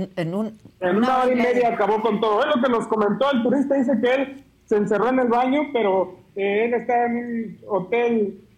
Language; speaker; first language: Spanish; native; Spanish